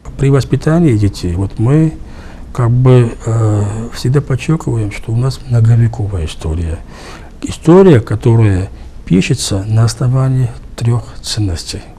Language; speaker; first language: Russian; non-native, local second language; Georgian